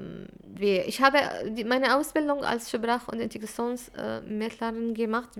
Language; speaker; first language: German; non-native, fluent; Arabic